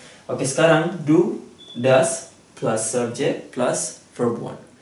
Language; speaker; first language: English; non-native, fluent; Indonesian